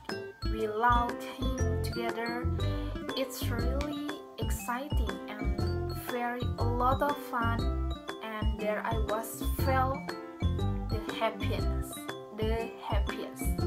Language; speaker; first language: English; non-native, learner; Indonesian